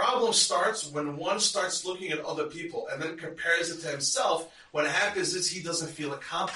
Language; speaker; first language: English; native; English